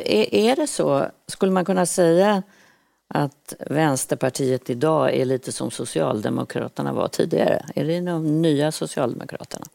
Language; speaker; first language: Swedish; native; Swedish